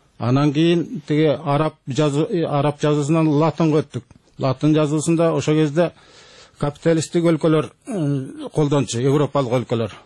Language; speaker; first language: Kyrgyz; native; Kyrgyz